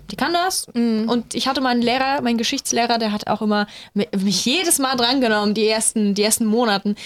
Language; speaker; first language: German; non-native, fluent; Bulgarian